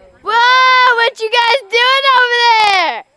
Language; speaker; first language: English; native; English